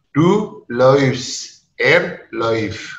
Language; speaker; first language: German; non-native, learner; Indonesian